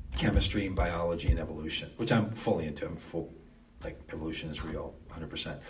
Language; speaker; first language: English; native; English